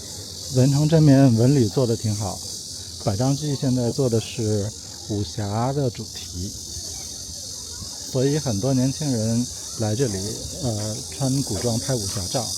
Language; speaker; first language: Chinese; native; Chinese